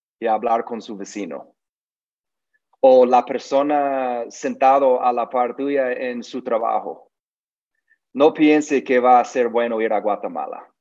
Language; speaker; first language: Spanish; non-native, learner; English